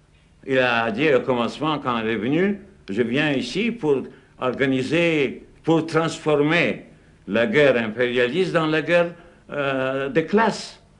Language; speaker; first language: French; non-native, fluent; Russian